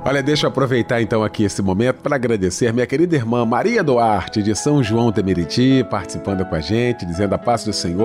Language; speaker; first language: Portuguese; native; Portuguese